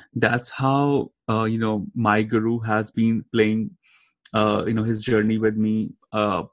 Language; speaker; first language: English; non-native, local second language; Hindi